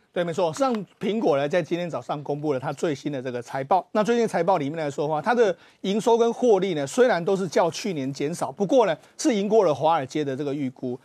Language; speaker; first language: Chinese; native; Chinese